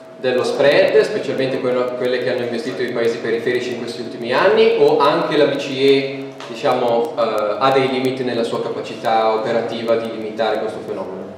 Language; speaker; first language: Italian; native; Italian